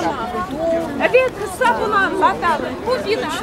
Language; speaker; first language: Turkish; non-native, fluent; Russian